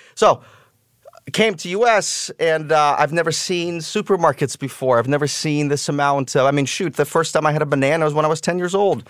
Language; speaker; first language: English; early bilingual, other home language; Russian